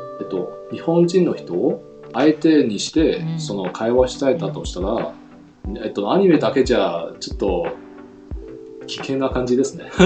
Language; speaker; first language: Japanese; non-native, fluent; Chinese